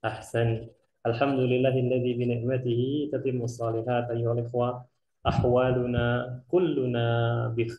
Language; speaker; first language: Arabic; non-native, fluent; Indonesian